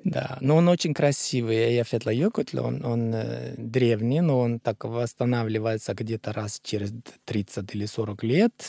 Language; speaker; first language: Russian; non-native, fluent; Icelandic